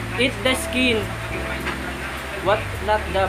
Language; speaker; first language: English; non-native, local second language; Filipino